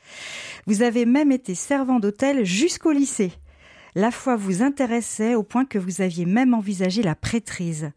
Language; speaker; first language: French; native; French